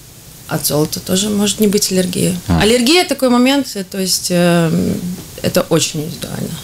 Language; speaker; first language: Russian; native; Russian